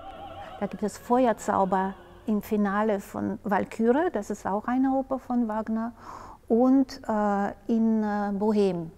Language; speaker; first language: German; non-native, fluent; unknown